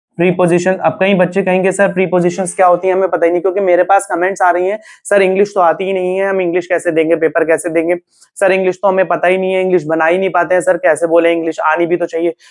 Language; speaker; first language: Hindi; native; Hindi